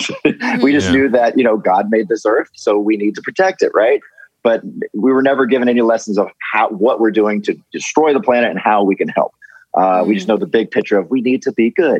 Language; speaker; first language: English; native; English